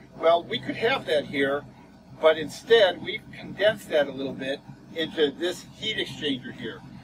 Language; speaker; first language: English; native; English